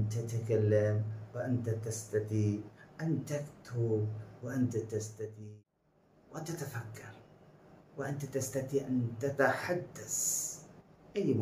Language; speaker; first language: Arabic; non-native, fluent; Bangla